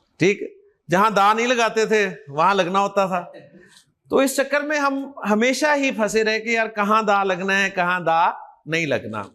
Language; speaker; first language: Urdu; non-native, local second language; Punjabi